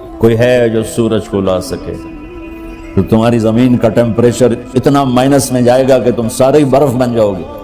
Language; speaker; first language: Urdu; non-native, local second language; Punjabi